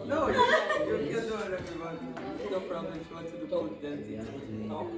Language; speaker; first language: English; non-native, learner; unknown